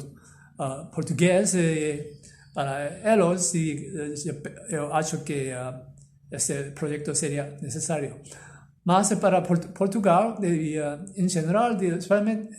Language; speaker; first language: Portuguese; non-native, learner; Korean